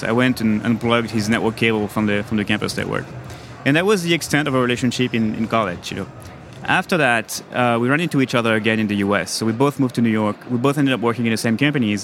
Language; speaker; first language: English; non-native, fluent; French